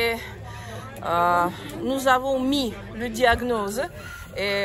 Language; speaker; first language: French; non-native, fluent; Russian